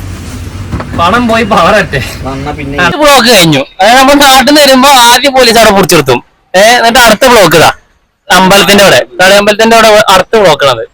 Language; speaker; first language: Malayalam; native; Malayalam